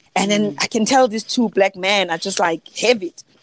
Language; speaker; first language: English; non-native, local second language; Southern Sotho